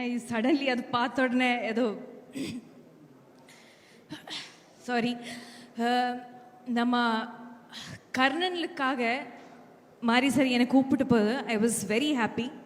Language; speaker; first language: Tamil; non-native, fluent; Malayalam